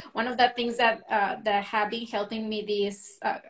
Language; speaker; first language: English; non-native, fluent; Spanish